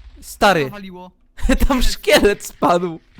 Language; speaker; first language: Polish; native; Polish